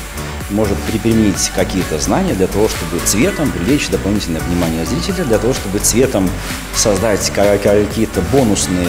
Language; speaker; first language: Russian; native; Russian